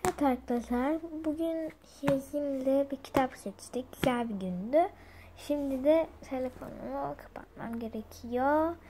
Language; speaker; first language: Turkish; early bilingual, heritage; Turkish